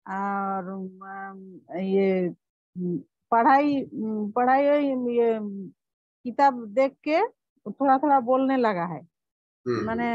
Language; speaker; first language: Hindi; non-native, local second language; Bangla